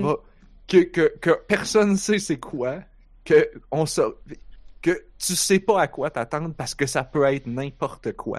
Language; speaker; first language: French; native; French